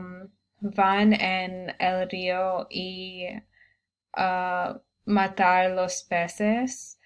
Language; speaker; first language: Spanish; non-native, learner; English